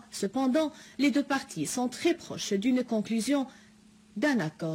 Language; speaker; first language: French; non-native, fluent; Arabic